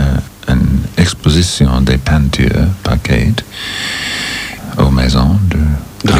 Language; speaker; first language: French; non-native, learner; English